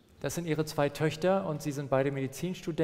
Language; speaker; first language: German; non-native, fluent; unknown